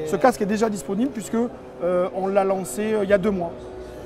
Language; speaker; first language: French; native; French